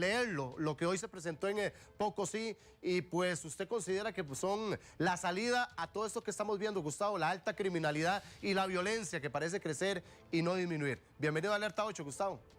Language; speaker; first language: Spanish; native; Spanish